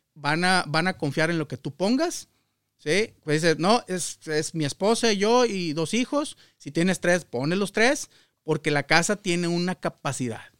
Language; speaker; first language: Spanish; native; Spanish